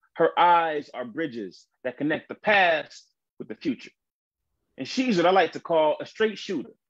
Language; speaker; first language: English; native; English